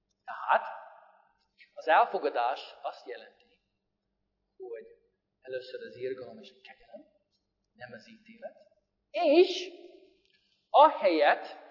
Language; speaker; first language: Hungarian; non-native, fluent; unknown